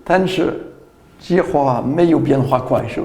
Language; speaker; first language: Chinese; non-native, learner; French